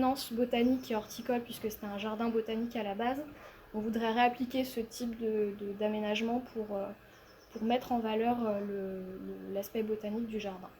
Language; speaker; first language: French; native; French